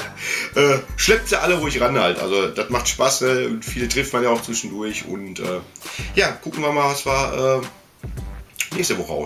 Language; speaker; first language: German; native; German